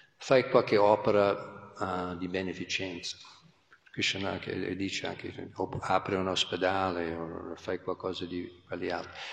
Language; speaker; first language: Italian; non-native, fluent; English